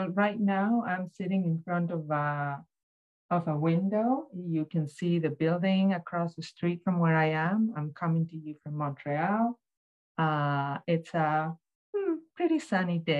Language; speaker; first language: English; non-native, fluent; Spanish